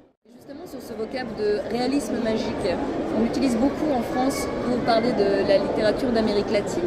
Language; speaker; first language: French; native; French